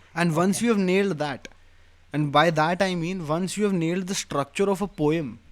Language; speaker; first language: English; non-native, local second language; Hindi